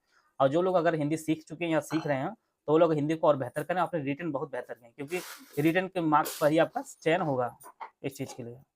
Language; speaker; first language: Hindi; native; Hindi